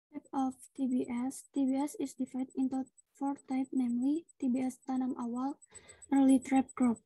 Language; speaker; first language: English; non-native, learner; Indonesian